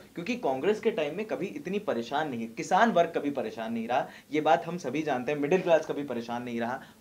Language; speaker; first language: Hindi; native; Hindi